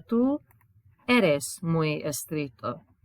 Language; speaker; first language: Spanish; non-native, fluent; English